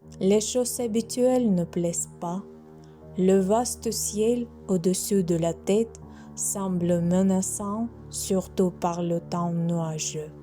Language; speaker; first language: French; non-native, learner; Russian